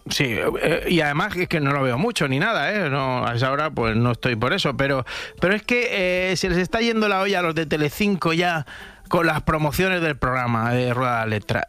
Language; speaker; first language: Spanish; native; Spanish